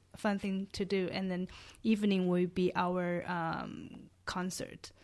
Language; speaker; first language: English; non-native, fluent; Chinese